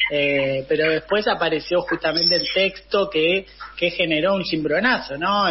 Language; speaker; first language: Spanish; native; Spanish